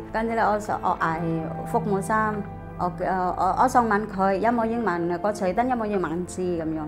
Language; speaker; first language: Chinese; non-native, fluent; Indonesian